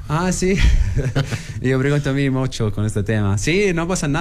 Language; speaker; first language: Spanish; non-native, learner; Arabic